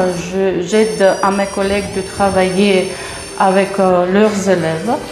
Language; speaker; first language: French; non-native, fluent; Russian